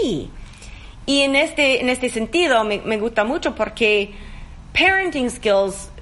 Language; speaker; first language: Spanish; non-native, learner; English